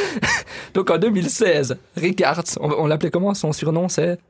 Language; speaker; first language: French; native; French